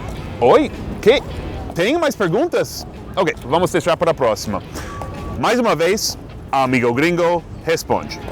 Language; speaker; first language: Portuguese; non-native, fluent; English